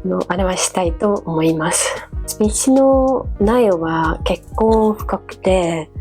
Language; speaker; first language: Japanese; non-native, fluent; Dutch